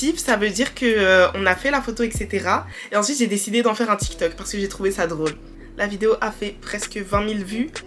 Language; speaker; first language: French; early bilingual, other home language; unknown